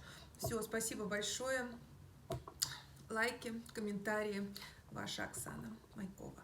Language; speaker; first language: Russian; native; Russian